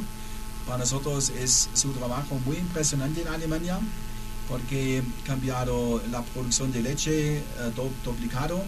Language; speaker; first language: Spanish; non-native, learner; German